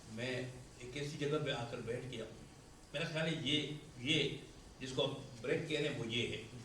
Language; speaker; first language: Urdu; non-native, local second language; Pashto